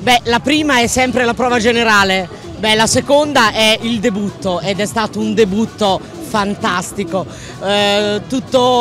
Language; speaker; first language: Italian; native; Italian